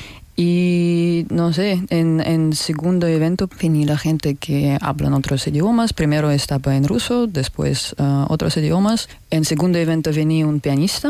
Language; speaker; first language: Spanish; non-native, learner; Russian